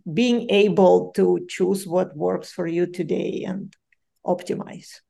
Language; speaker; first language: English; non-native, fluent; Ukrainian